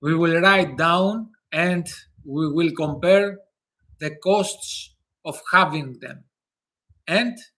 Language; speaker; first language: English; non-native, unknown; Greek